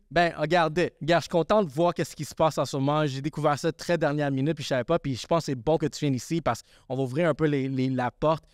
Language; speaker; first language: French; early bilingual, other home language; Spanish